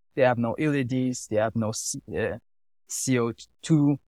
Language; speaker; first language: English; non-native, learner; German